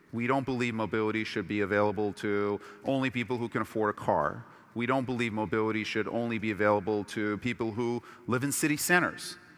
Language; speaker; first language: English; early bilingual, other home language; Persian